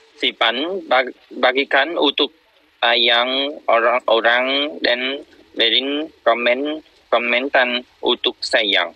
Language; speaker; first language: Indonesian; non-native, learner; Vietnamese